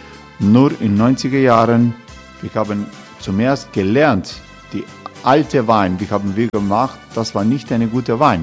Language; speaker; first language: German; non-native, learner; Croatian